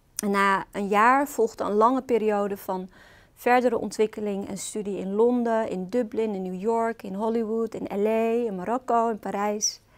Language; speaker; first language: Dutch; early bilingual, other home language; Arabic